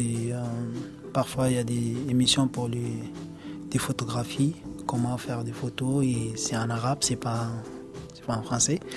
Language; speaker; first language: French; non-native, learner; Arabic